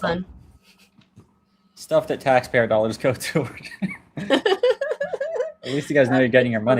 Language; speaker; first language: English; native; English